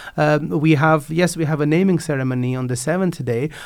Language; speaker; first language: English; non-native, fluent; Dutch